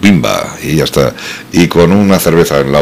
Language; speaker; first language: Spanish; native; Spanish